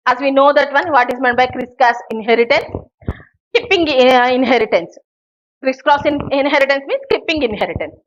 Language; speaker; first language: English; non-native, local second language; Telugu